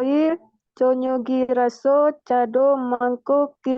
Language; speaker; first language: Korean; non-native, learner; Indonesian